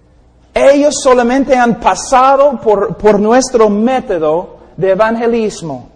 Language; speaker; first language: Spanish; non-native, fluent; English